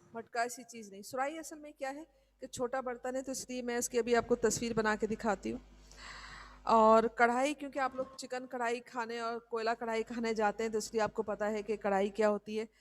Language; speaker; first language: Urdu; native; Urdu